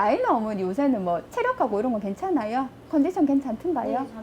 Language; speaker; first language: Korean; native; Korean